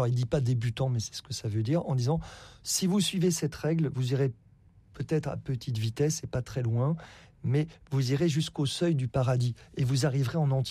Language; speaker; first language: French; native; French